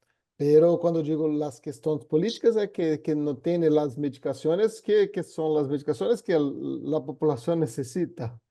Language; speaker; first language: Spanish; non-native, fluent; Portuguese